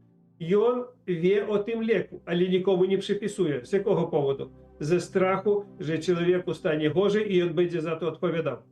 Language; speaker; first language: Polish; non-native, learner; Russian